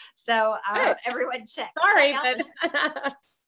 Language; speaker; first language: English; native; English